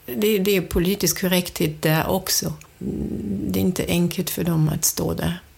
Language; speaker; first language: Swedish; non-native, fluent; German